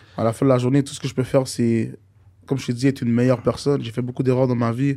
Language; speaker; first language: French; native; French